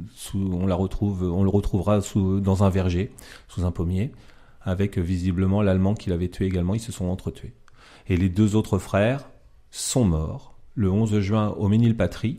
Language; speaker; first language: French; native; French